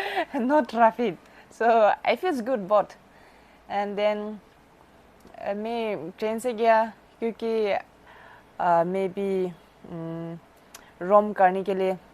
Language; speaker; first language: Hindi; non-native, local second language; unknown